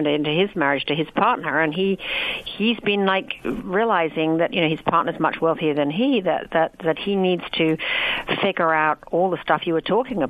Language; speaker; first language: English; native; English